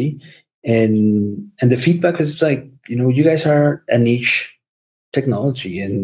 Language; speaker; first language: English; non-native, fluent; Spanish